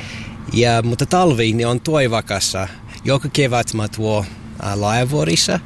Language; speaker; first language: Finnish; non-native, learner; English